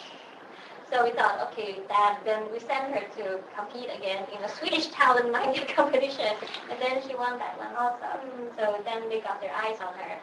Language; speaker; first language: English; non-native, fluent; Swedish